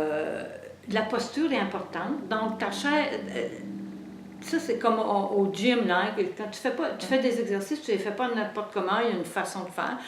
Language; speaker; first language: French; native; French